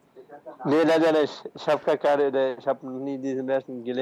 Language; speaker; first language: German; non-native, learner; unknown